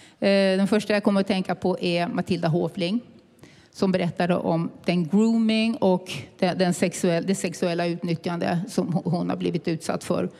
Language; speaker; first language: Swedish; native; Swedish